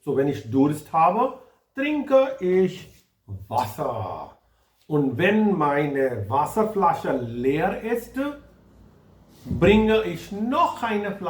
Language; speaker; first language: German; non-native, fluent; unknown